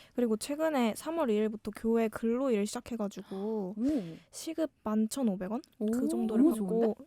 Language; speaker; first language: Korean; native; Korean